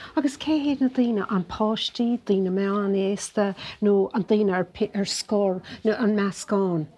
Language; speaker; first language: Irish; non-native, local second language; English